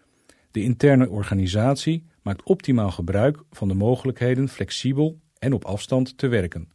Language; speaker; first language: Dutch; native; Dutch